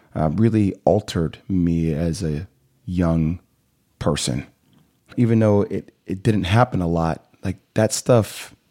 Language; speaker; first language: English; native; English